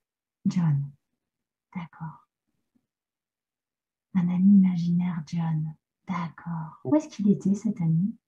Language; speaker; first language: French; native; French